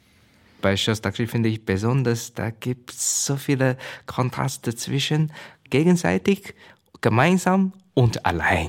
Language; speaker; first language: German; non-native, fluent; Chinese